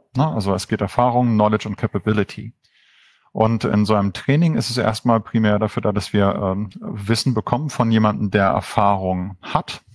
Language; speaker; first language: German; native; German